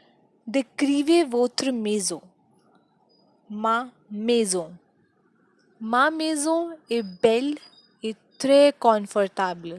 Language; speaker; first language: French; non-native, fluent; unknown